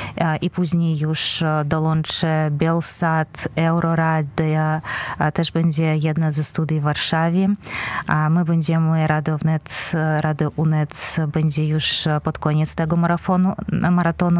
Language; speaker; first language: Polish; non-native, fluent; Belarusian